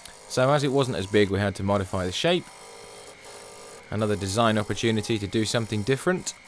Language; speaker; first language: English; native; English